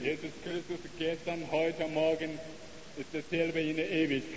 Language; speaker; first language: German; non-native, learner; Chinese